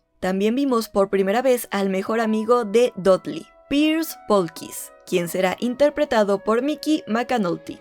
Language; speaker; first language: Spanish; native; Spanish